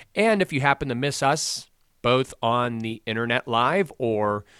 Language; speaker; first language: English; native; English